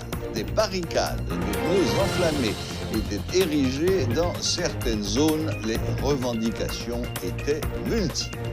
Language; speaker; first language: French; non-native, local second language; Haitian Creole